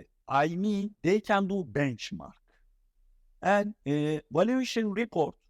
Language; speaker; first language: English; non-native, fluent; Turkish